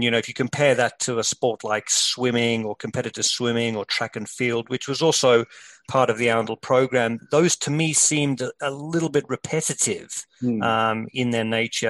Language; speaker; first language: English; native; English